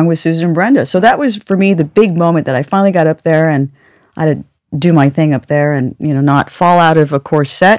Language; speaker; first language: English; native; English